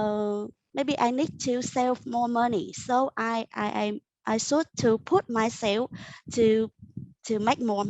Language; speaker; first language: English; non-native, learner; Vietnamese